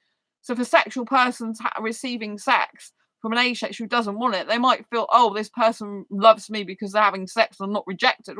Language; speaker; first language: English; native; English